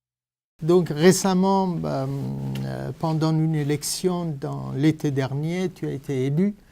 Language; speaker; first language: French; non-native, fluent; Persian